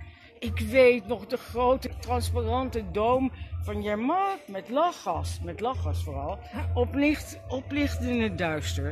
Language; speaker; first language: Dutch; native; Dutch